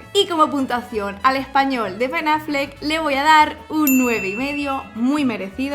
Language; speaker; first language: Spanish; native; Spanish